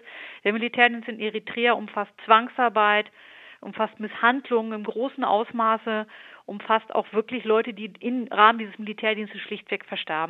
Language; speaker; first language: German; native; German